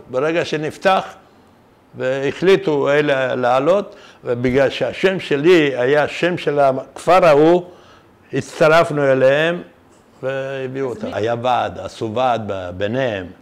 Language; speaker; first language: Hebrew; non-native, fluent; Persian